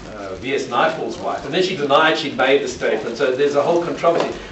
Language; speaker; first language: English; native; English